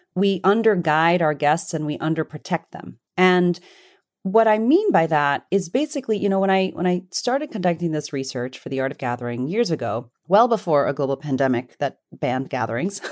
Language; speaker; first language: English; early bilingual, other home language; Hindi